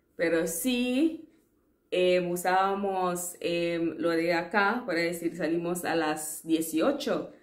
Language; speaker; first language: Spanish; non-native, fluent; English